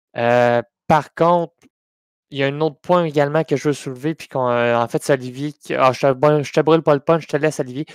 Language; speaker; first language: French; native; French